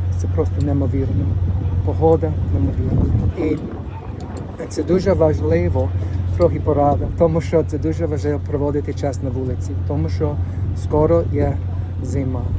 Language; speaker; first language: Ukrainian; non-native, learner; English